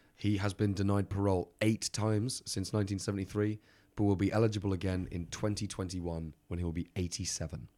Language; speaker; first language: English; native; English